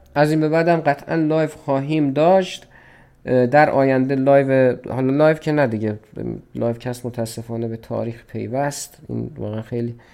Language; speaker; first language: Persian; native; Persian